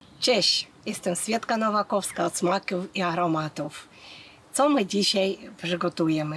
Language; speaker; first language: Polish; non-native, fluent; Ukrainian